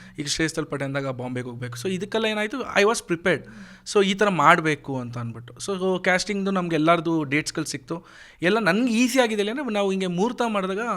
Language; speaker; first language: Kannada; native; Kannada